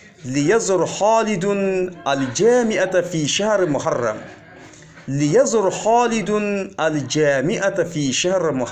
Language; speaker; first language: Arabic; non-native, fluent; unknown